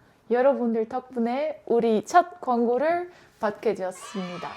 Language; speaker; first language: Korean; non-native, learner; Dutch